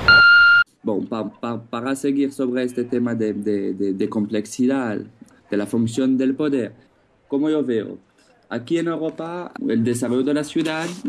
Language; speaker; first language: Spanish; non-native, fluent; French